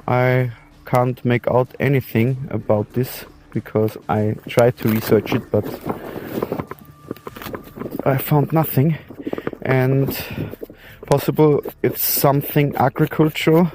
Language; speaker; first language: English; non-native, learner; German